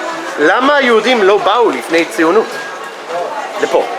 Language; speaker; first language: Hebrew; non-native, fluent; English